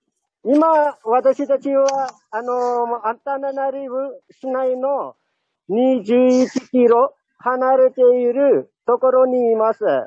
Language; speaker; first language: Japanese; non-native, fluent; Malagasy